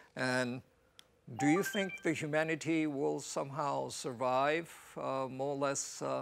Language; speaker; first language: English; non-native, fluent; Korean